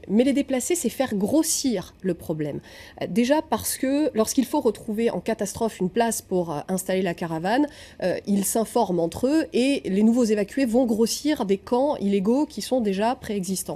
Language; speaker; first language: French; native; French